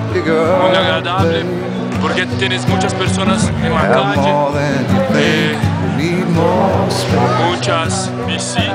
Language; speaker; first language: Spanish; non-native, learner; Portuguese